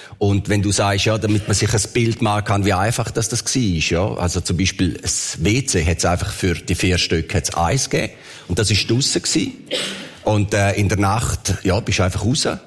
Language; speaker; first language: German; early bilingual, other home language; Italian